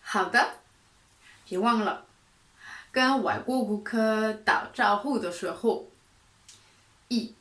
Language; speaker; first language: Chinese; non-native, fluent; French